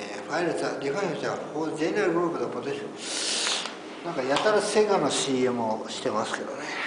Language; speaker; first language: Japanese; native; Japanese